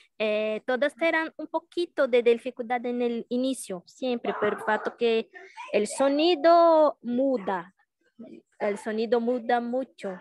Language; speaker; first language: Spanish; non-native, learner; Portuguese